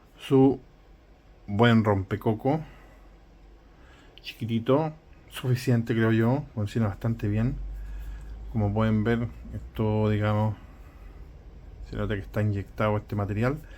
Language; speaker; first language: Spanish; native; Spanish